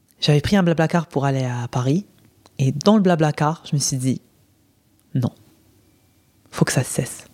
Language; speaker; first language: French; non-native, local second language; Arabic